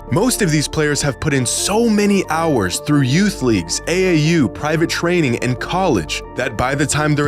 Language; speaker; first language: English; native; English